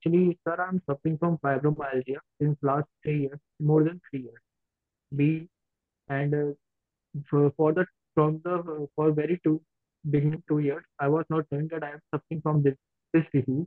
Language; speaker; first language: English; non-native, local second language; Hindi